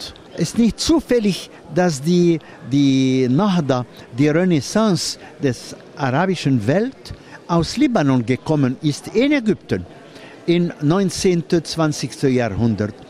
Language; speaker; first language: German; non-native, fluent; Arabic